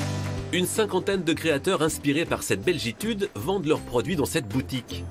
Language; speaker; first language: French; native; French